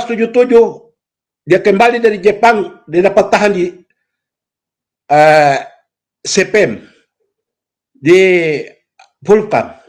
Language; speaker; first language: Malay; non-native, local second language; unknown